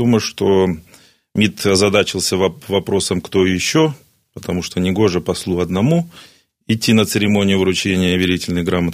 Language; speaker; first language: Russian; native; Russian